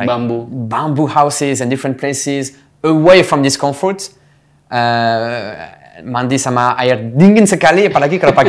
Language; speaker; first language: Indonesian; non-native, fluent; French